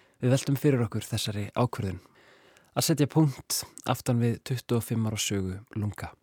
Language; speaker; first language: Icelandic; native; Icelandic